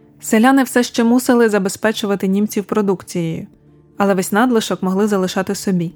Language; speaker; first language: Ukrainian; native; Ukrainian